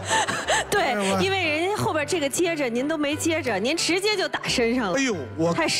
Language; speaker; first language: Chinese; native; Chinese